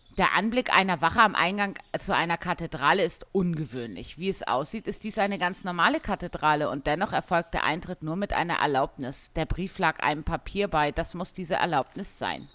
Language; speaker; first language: German; native; German